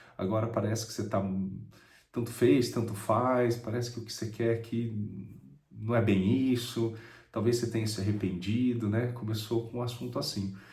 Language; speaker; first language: Portuguese; native; Portuguese